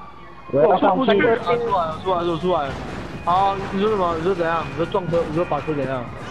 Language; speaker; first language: Chinese; native; Chinese